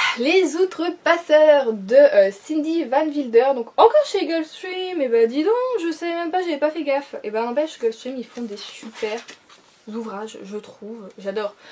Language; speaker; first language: French; native; French